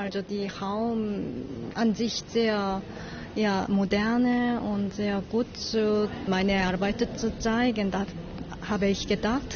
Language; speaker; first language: German; non-native, learner; Korean